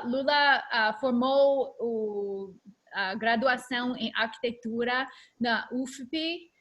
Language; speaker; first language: Portuguese; non-native, learner; English